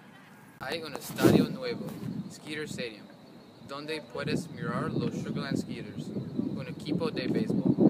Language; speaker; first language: Spanish; non-native, learner; English